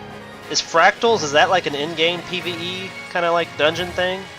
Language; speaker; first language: English; native; English